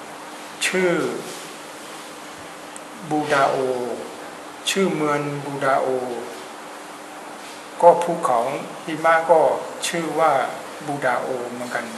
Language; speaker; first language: Thai; non-native, fluent; Burmese